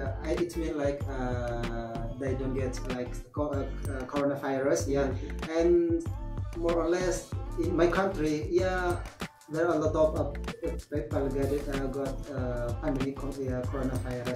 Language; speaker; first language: English; non-native, learner; Indonesian